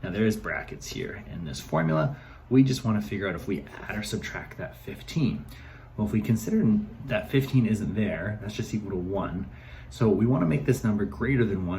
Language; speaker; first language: English; native; English